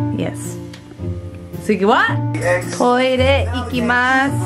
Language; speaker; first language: Japanese; non-native, learner; English